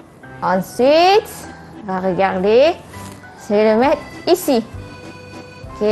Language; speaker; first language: French; non-native, fluent; Malay